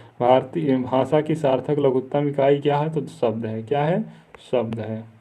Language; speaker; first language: Hindi; native; Hindi